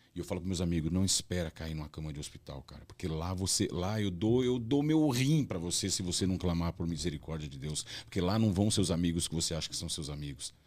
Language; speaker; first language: Portuguese; native; Portuguese